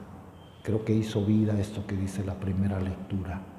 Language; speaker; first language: Spanish; native; Spanish